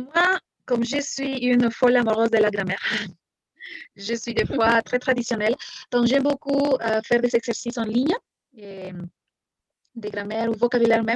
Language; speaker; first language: French; non-native, fluent; Spanish